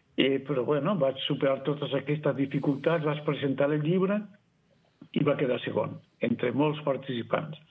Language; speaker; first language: Catalan; non-native, fluent; Spanish